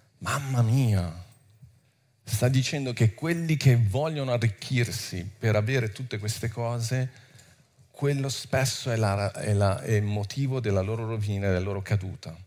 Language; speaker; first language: Italian; non-native, fluent; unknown